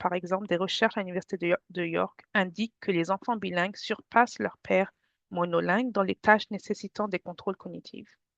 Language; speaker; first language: French; native; French